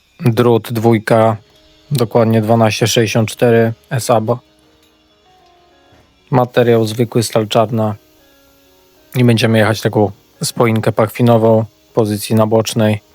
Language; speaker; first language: Polish; native; Polish